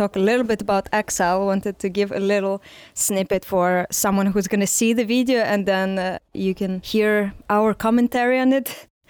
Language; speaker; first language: English; non-native, fluent; Russian